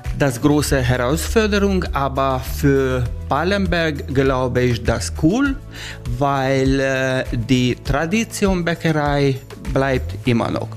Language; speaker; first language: German; non-native, learner; Hungarian